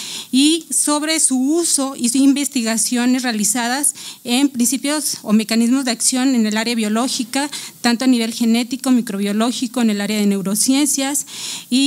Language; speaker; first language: Spanish; native; Spanish